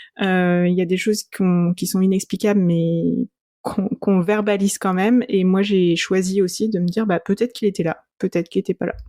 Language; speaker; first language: French; native; French